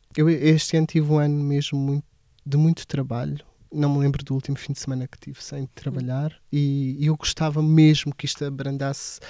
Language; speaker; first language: Portuguese; native; Portuguese